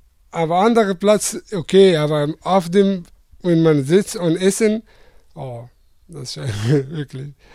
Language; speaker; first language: German; non-native, learner; Persian